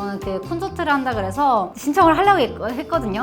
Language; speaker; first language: Korean; non-native, fluent; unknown